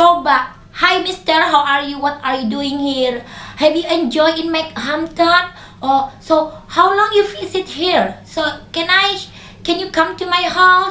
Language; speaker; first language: English; non-native, learner; Indonesian